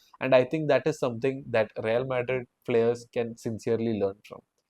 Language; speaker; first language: English; non-native, local second language; Malayalam